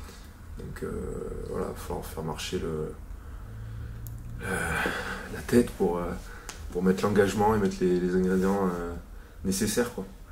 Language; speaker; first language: French; native; French